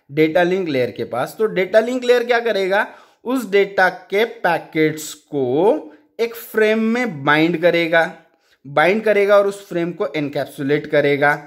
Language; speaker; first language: Hindi; non-native, local second language; Marathi